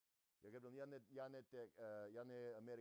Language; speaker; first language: Russian; non-native, learner; English